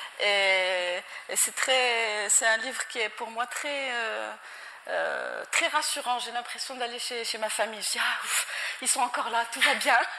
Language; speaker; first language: French; non-native, local second language; Arabic